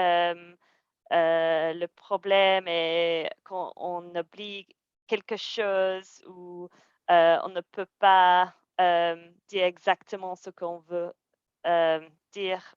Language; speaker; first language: French; non-native, fluent; English